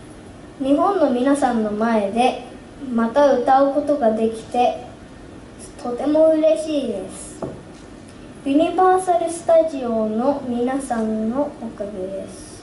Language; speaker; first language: Japanese; early bilingual, heritage; Japanese